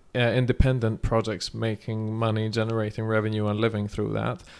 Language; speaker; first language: English; non-native, fluent; Greek